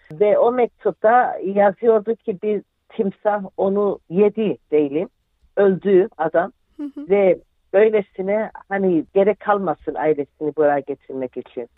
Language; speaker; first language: Turkish; early bilingual, heritage; Turkish